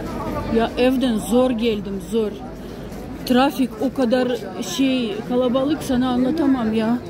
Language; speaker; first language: Turkish; non-native, fluent; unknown